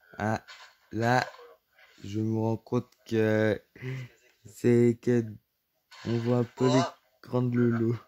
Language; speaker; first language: French; native; French